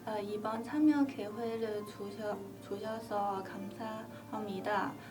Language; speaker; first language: Korean; non-native, learner; Chinese